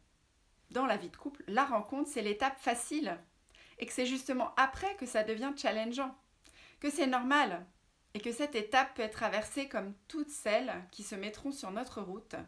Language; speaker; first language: French; native; French